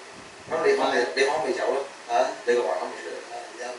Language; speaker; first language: Cantonese; early bilingual, heritage; Cantonese